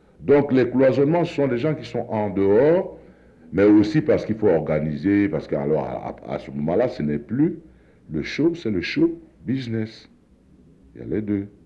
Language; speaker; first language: French; non-native, local second language; Duala